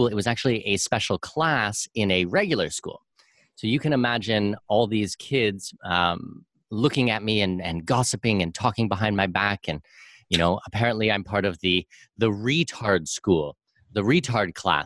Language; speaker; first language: English; native; English